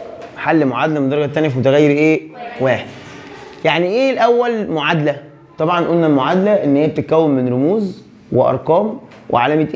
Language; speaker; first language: Arabic; native; Arabic